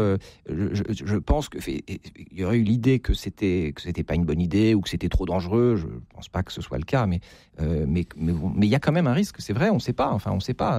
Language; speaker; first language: French; native; French